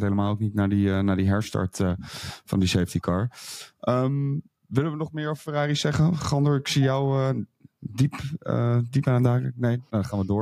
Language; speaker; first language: Dutch; native; Dutch